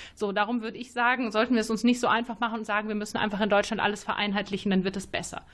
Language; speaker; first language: German; native; German